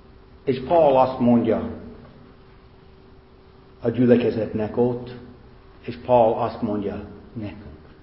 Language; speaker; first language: Hungarian; non-native, fluent; English